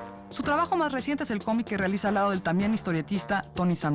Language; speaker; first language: Spanish; native; Spanish